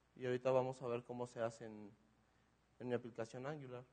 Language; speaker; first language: Spanish; native; Spanish